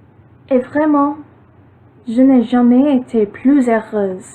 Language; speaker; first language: French; non-native, learner; English